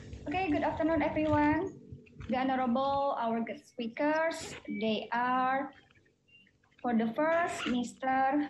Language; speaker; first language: English; non-native, fluent; Indonesian